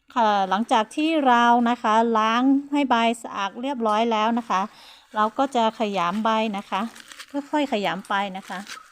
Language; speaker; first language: Thai; non-native, local second language; Hmong